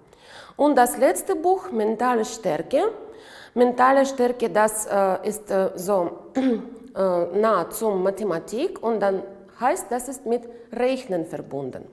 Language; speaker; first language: German; non-native, fluent; Uzbek